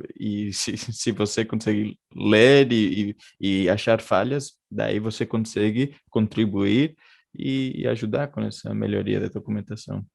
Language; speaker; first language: Portuguese; non-native, fluent; Spanish